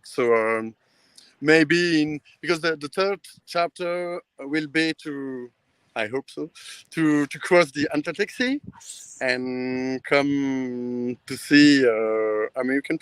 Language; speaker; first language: English; non-native, learner; French